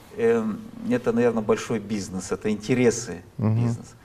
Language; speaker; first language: Russian; native; Russian